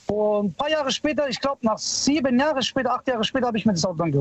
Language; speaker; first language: German; early bilingual, other home language; Italian